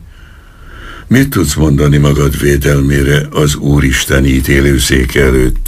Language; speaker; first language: Hungarian; native; Hungarian